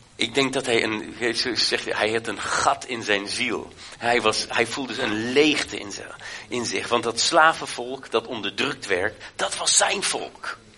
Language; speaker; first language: Dutch; native; Dutch